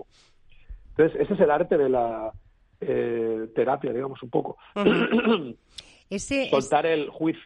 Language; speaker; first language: Spanish; native; Spanish